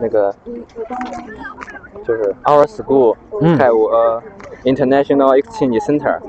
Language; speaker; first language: English; non-native, learner; Chinese